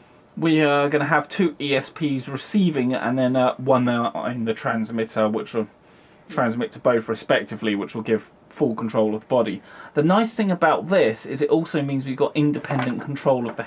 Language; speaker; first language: English; native; English